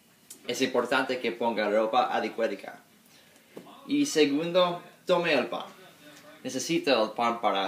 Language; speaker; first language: Spanish; non-native, learner; English